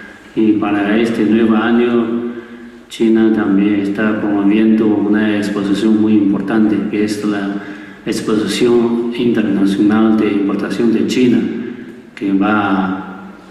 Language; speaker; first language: Spanish; non-native, learner; Chinese